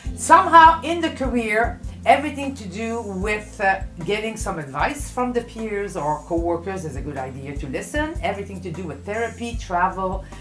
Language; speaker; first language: English; non-native, fluent; French